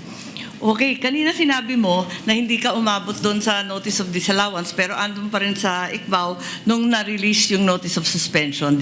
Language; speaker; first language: Filipino; native; Filipino